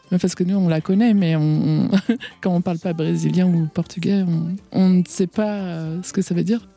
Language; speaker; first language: French; native; French